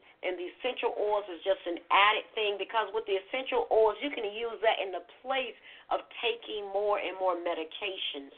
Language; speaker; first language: English; native; English